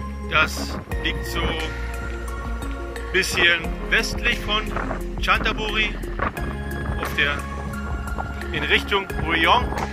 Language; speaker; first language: German; native; German